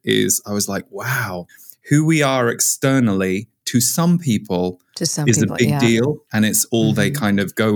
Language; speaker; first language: English; native; English